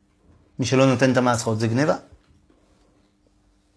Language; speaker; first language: Hebrew; non-native, fluent; French